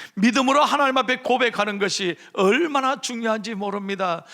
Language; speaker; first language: Korean; native; Korean